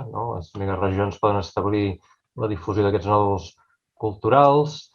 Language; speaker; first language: Catalan; native; Catalan